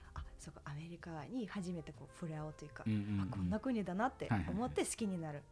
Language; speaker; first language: Japanese; non-native, fluent; Russian